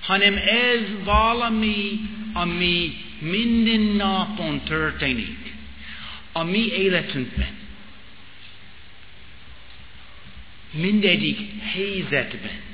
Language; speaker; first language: Hungarian; non-native, fluent; English